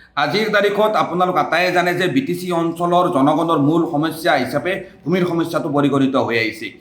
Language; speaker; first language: Assamese; non-native, local second language; Bangla